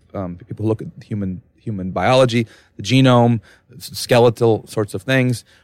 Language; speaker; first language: English; native; English